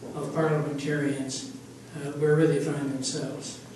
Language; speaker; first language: English; native; English